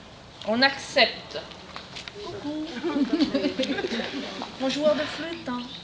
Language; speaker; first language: French; native; French